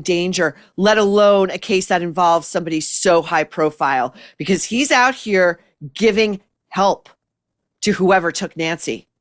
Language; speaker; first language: English; native; English